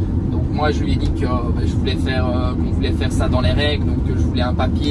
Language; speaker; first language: French; native; French